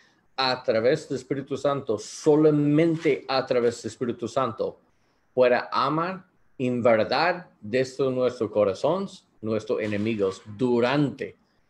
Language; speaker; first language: Spanish; non-native, learner; English